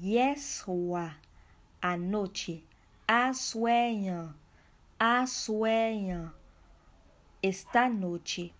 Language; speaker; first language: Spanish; non-native, fluent; Haitian Creole